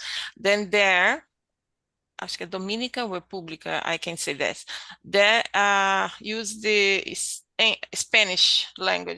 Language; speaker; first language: English; non-native, learner; Portuguese